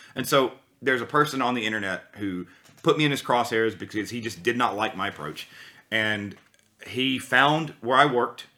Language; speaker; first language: English; native; English